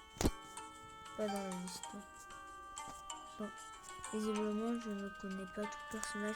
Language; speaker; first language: French; early bilingual, other home language; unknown